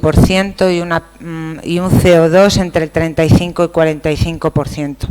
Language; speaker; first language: Spanish; native; Spanish